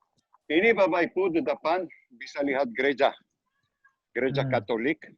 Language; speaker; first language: Indonesian; non-native, learner; Hebrew